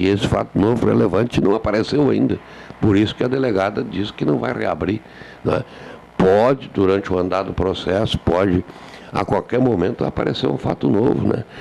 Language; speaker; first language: Portuguese; native; Portuguese